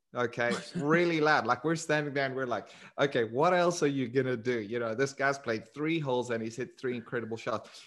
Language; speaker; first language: English; native; English